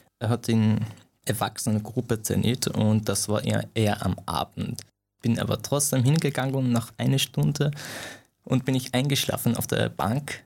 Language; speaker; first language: German; non-native, fluent; Persian